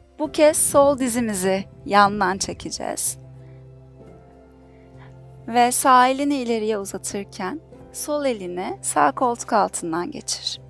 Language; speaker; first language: Turkish; native; Turkish